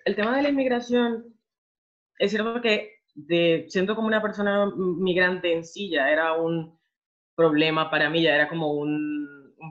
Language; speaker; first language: Spanish; native; Spanish